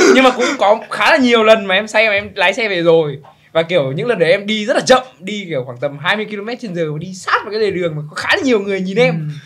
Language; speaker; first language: Vietnamese; native; Vietnamese